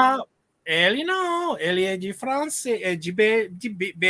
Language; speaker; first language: Portuguese; non-native, learner; English